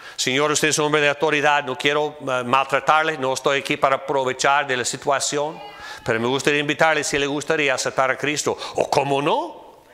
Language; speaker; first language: Spanish; non-native, fluent; English